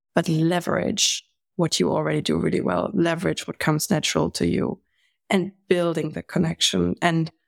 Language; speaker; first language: English; non-native, fluent; German